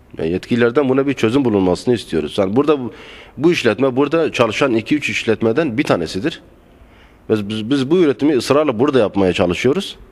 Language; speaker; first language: Turkish; non-native, local second language; Arabic